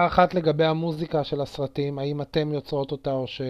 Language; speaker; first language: Hebrew; native; Hebrew